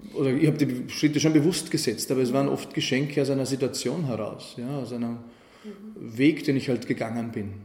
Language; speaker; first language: German; native; German